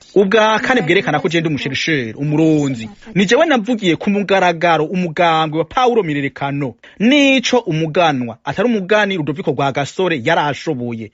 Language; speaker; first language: Rundi; native; Rundi